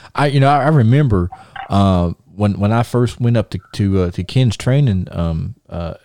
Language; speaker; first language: English; native; English